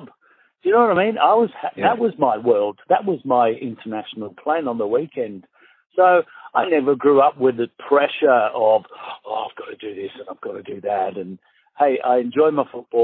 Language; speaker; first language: English; native; English